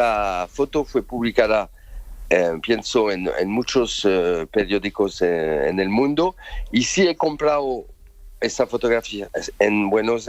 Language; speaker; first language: Spanish; non-native, fluent; French